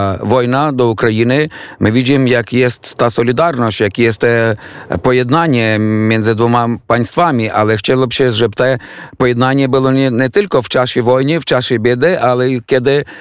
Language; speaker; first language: Polish; non-native, fluent; Ukrainian